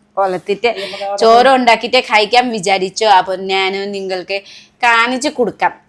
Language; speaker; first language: Malayalam; non-native, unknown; Nepali